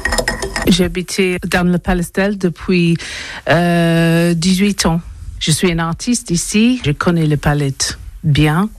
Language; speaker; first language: French; non-native, learner; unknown